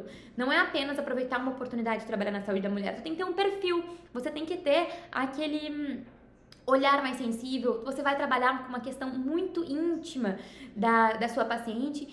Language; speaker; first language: Portuguese; native; Portuguese